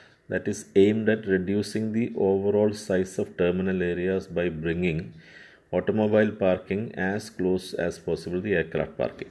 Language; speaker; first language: English; non-native, local second language; Malayalam